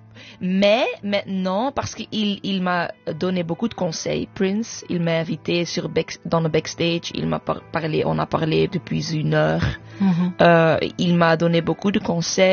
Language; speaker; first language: French; non-native, fluent; English